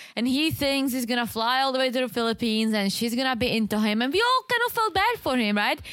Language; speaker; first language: English; non-native, fluent; Czech